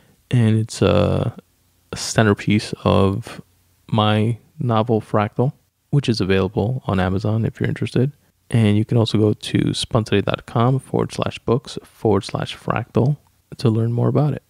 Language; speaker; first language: English; early bilingual, other home language; Spanish